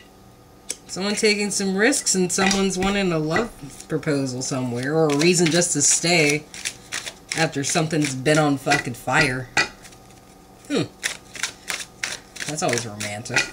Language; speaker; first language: English; native; English